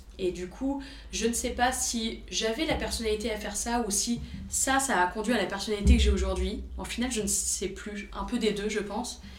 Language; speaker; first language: French; early bilingual, other home language; Romanian